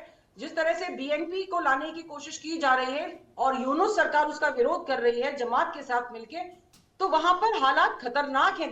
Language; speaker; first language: Hindi; native; Hindi